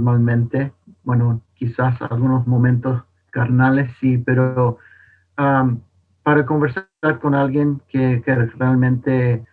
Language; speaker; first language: Spanish; non-native, fluent; English